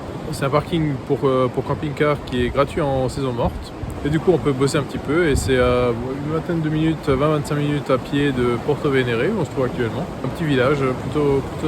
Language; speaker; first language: French; native; French